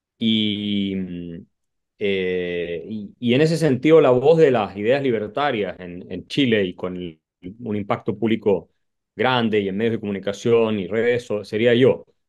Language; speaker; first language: Spanish; native; Spanish